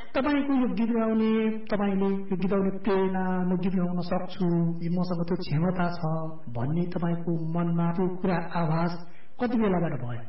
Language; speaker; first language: Nepali; native; Nepali